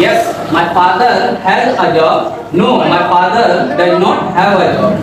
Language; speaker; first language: English; non-native, local second language; Hindi